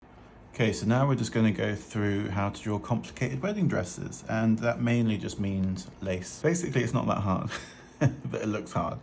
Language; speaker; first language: English; native; English